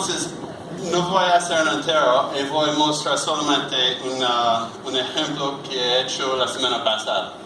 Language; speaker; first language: Spanish; non-native, learner; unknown